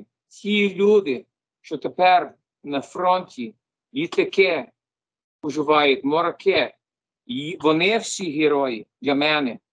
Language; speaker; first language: Ukrainian; early bilingual, heritage; Ukrainian